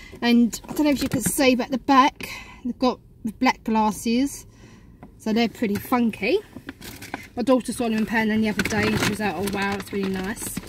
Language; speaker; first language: English; native; English